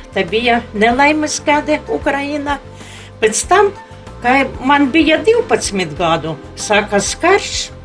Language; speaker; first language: Latvian; non-native, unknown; Ukrainian